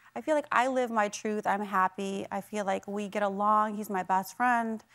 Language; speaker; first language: English; native; English